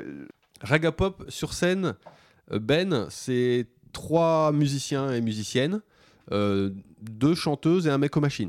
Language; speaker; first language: French; native; French